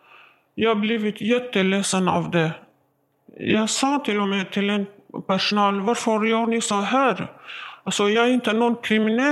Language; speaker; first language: Swedish; non-native, learner; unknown